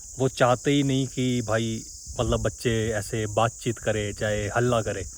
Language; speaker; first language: Hindi; native; Hindi